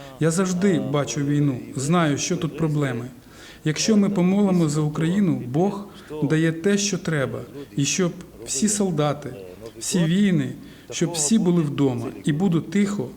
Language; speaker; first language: Ukrainian; non-native, fluent; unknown